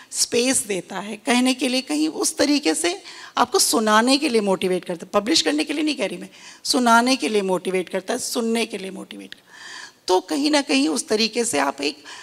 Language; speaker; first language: Hindi; native; Hindi